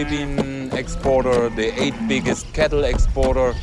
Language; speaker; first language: English; non-native, fluent; German